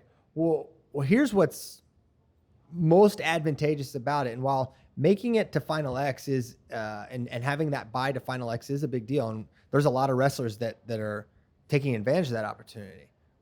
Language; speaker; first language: English; native; English